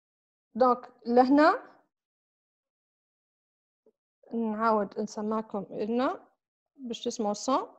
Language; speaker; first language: Arabic; native; Arabic